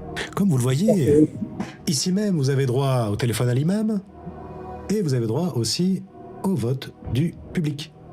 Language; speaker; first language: French; native; French